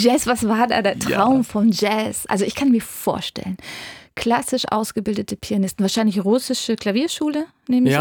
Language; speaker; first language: German; native; German